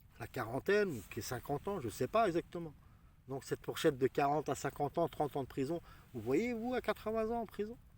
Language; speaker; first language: French; early bilingual, other home language; Arabic